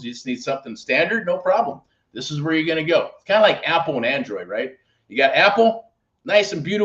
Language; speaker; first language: English; native; English